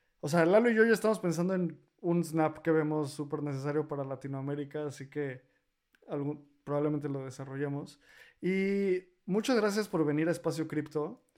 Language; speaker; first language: Spanish; native; Spanish